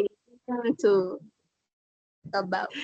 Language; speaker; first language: English; non-native, learner; Spanish